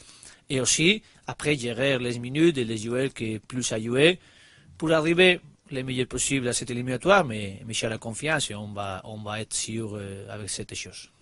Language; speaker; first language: French; non-native, learner; Spanish